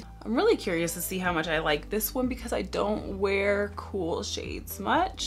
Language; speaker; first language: English; native; English